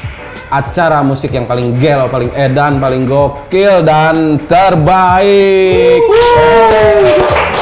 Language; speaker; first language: Indonesian; native; Indonesian